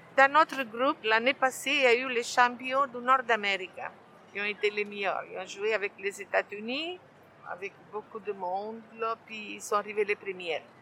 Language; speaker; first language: French; non-native, fluent; Italian